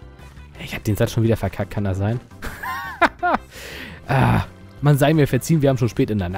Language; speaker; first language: German; native; German